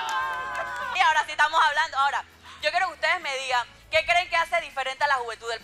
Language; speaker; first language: Spanish; native; Spanish